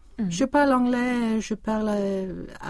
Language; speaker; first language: French; non-native, learner; Swedish